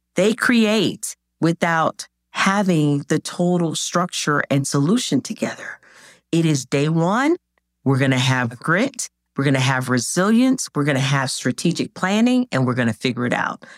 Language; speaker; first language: English; native; English